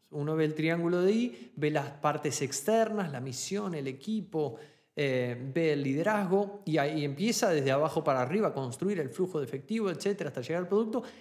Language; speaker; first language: Spanish; native; Spanish